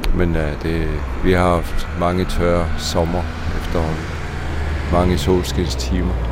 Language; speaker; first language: Danish; non-native, local second language; Kalaallisut